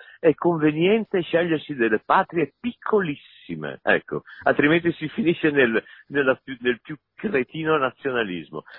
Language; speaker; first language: Italian; native; Italian